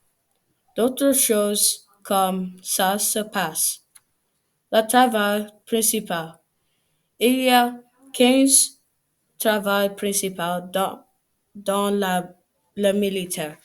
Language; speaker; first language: French; non-native, learner; English